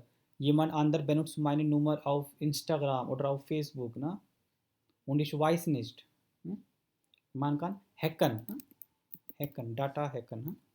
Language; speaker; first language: German; non-native, fluent; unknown